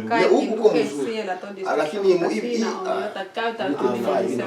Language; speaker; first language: Finnish; non-native, fluent; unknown